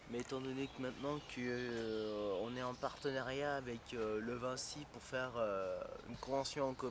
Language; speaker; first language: French; native; French